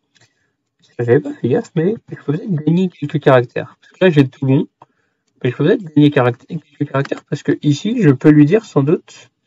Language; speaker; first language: French; native; French